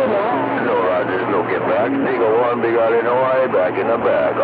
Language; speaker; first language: English; native; English